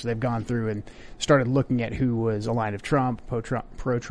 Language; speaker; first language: English; native; English